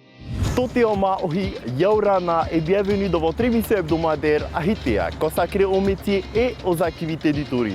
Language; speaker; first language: French; native; French